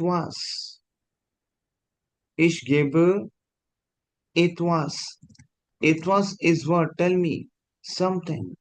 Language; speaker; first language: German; non-native, fluent; Hindi